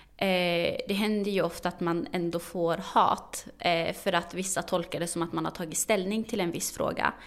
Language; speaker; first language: Swedish; early bilingual, other home language; Arabic